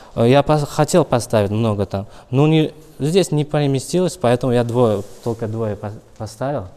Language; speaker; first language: Russian; non-native, learner; Uzbek